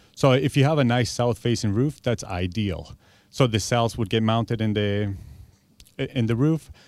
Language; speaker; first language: English; early bilingual, other home language; Spanish